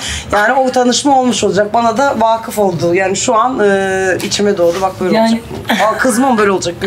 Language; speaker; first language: Turkish; native; Turkish